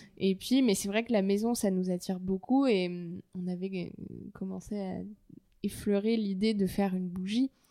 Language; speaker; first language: French; native; French